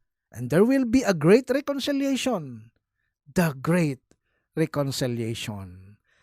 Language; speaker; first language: English; non-native, local second language; Filipino